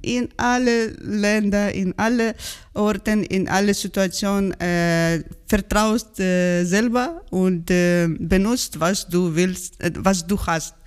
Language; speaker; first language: German; non-native, learner; Georgian